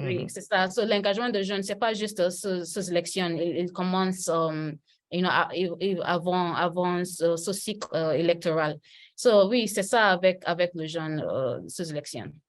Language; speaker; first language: French; non-native, learner; Yoruba